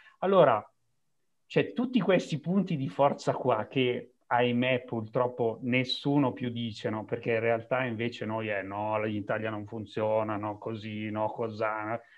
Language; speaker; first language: Italian; native; Italian